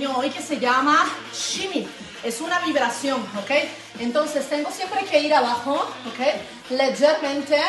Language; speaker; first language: Spanish; non-native, fluent; Italian